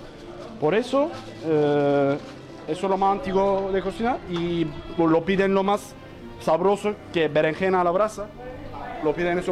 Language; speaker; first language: Spanish; non-native, learner; Turkish